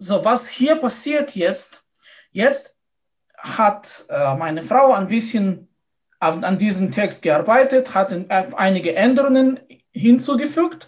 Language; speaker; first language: German; non-native, fluent; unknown